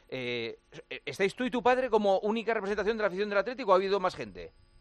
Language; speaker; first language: Spanish; native; Spanish